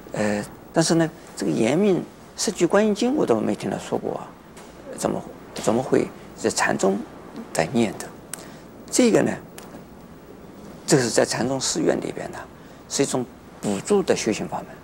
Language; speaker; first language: Chinese; native; Chinese